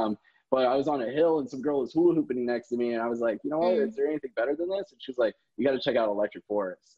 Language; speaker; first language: English; native; English